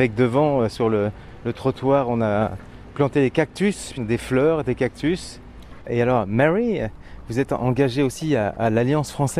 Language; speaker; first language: French; native; French